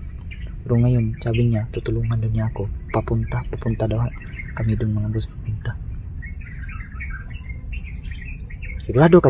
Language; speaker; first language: Filipino; non-native, local second language; Cebuano